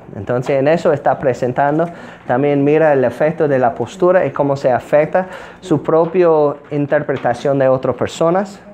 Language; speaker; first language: Spanish; non-native, fluent; English